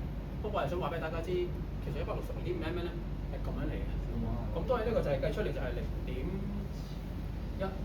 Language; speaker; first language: Cantonese; native; Cantonese